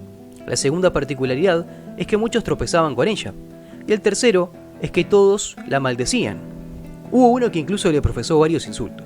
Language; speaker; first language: Spanish; native; Spanish